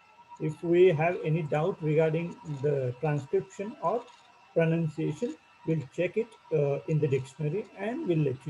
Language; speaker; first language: English; non-native, local second language; Marathi